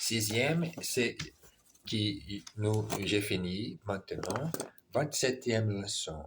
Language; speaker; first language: French; non-native, learner; Portuguese